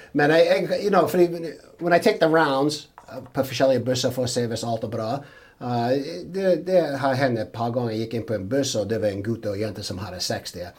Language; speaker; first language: Norwegian; non-native, fluent; English